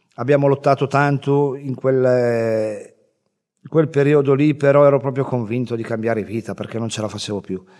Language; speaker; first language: Italian; native; Italian